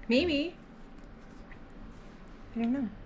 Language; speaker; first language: English; native; English